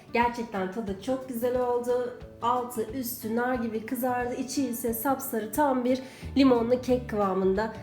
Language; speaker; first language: Turkish; native; Turkish